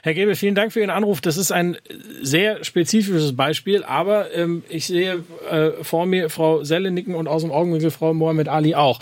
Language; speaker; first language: German; native; German